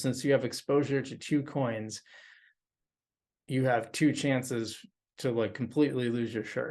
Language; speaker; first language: English; native; English